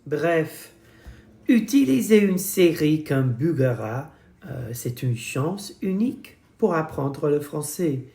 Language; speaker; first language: French; non-native, fluent; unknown